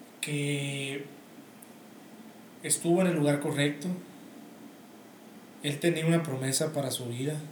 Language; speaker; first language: Spanish; native; Spanish